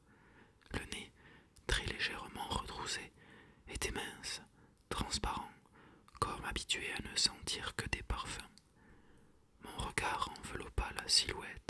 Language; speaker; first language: French; native; French